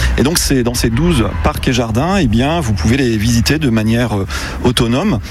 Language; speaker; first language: French; native; French